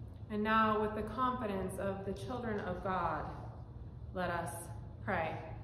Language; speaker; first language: English; native; English